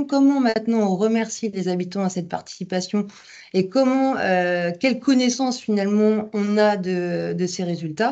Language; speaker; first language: French; native; French